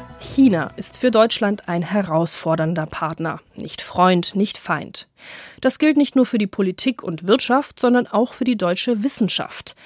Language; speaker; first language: German; native; German